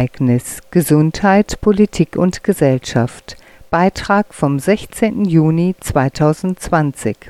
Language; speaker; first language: German; native; German